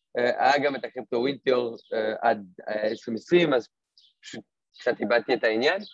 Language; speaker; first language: Hebrew; non-native, fluent; French